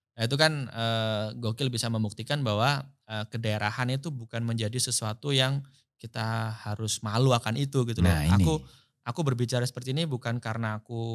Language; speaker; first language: Indonesian; native; Indonesian